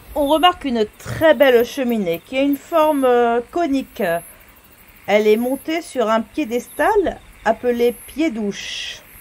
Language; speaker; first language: French; native; French